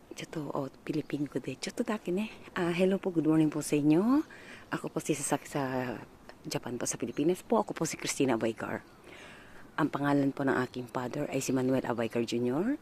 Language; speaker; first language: Japanese; non-native, learner; Filipino